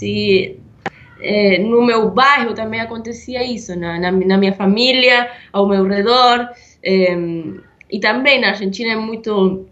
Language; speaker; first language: Portuguese; non-native, fluent; Spanish